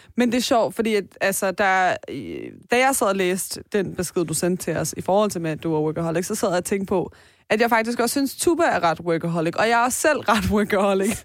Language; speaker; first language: Danish; early bilingual, other home language; Persian